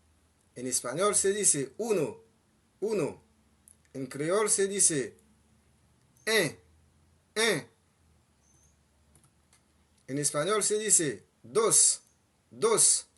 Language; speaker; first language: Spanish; non-native, fluent; Haitian Creole